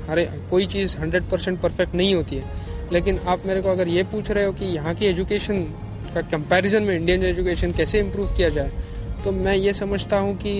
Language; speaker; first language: Hindi; native; Hindi